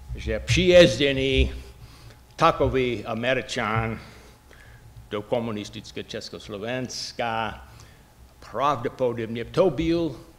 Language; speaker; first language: Czech; non-native, learner; English